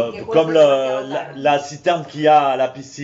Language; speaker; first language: French; native; French